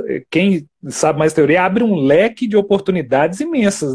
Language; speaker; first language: Portuguese; native; Portuguese